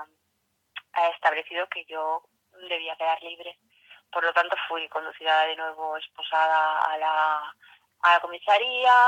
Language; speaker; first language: Spanish; native; Spanish